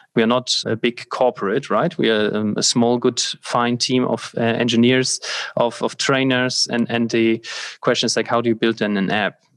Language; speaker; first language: English; non-native, fluent; German